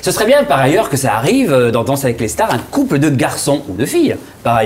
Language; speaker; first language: French; native; French